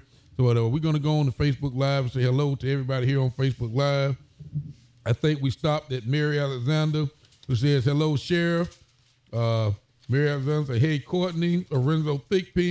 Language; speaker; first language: English; native; English